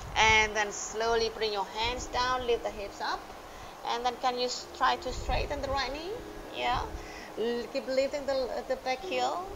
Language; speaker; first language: English; non-native, fluent; Indonesian